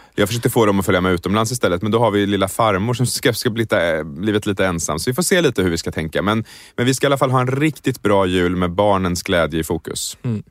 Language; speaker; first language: Swedish; native; Swedish